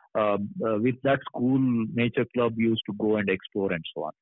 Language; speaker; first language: English; non-native, local second language; Kannada